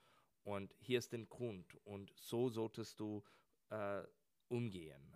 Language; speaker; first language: German; non-native, learner; English